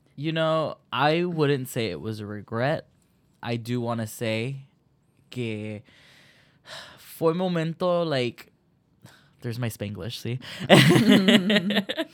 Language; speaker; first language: English; early bilingual, other home language; Spanish